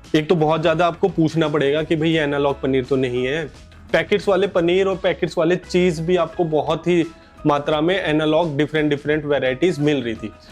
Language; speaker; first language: Hindi; native; Hindi